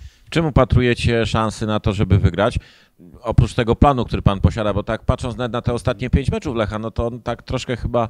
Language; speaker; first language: Polish; native; Polish